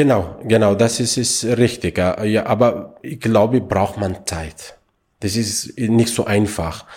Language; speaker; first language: German; non-native, learner; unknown